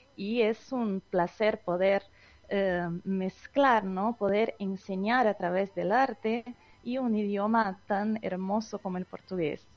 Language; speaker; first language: Spanish; non-native, fluent; Portuguese